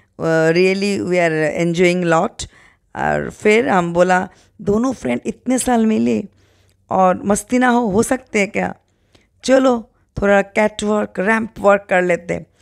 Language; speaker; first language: Hindi; non-native, local second language; Bangla